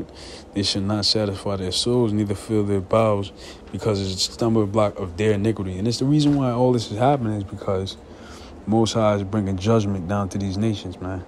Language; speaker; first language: English; native; English